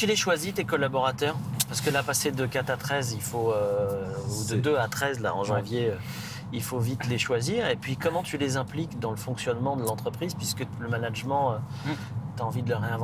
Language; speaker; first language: French; native; French